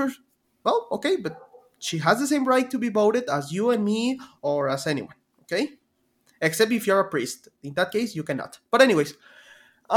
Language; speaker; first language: English; non-native, fluent; Spanish